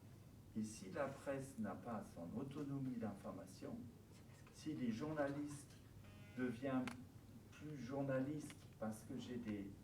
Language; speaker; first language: French; non-native, fluent; German